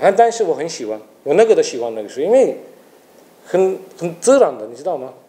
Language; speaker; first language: Chinese; non-native, fluent; Turkish